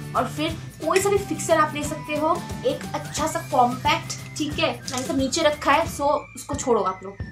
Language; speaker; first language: Hindi; non-native, local second language; Bangla